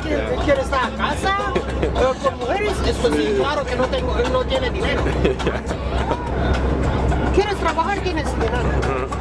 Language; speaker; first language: Spanish; non-native, fluent; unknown